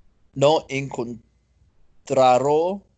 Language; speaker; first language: Spanish; non-native, learner; English